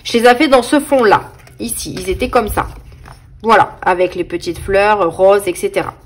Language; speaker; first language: French; native; French